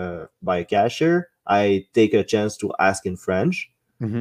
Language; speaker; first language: English; non-native, fluent; French